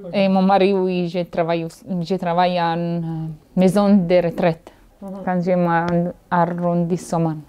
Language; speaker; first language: French; non-native, learner; Italian